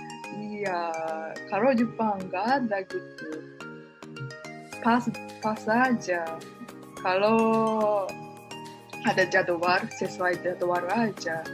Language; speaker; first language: Indonesian; non-native, learner; Japanese